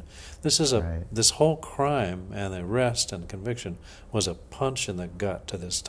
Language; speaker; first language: English; native; English